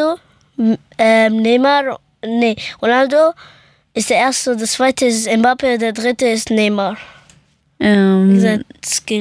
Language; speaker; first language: German; early bilingual, other home language; Persian